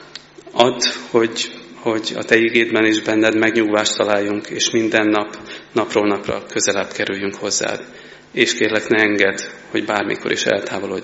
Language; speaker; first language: Hungarian; native; Hungarian